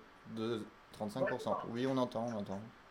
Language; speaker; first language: French; native; French